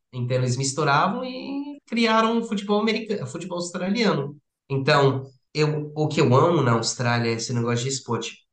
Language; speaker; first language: Portuguese; non-native, fluent; English